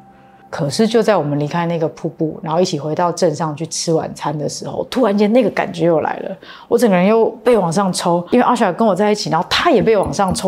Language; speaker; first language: Chinese; native; Chinese